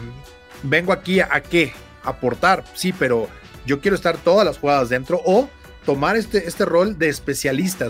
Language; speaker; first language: Spanish; native; Spanish